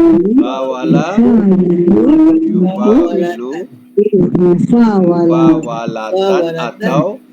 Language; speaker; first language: Arabic; non-native, fluent; Malay